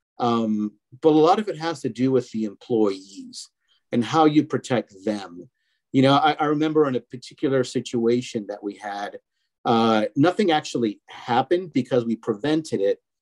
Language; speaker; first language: English; early bilingual, other home language; Spanish